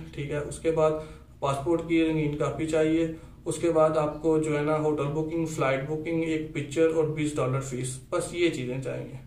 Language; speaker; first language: Urdu; non-native, local second language; Punjabi